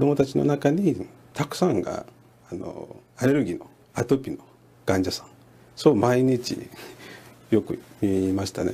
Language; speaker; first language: Japanese; non-native, learner; French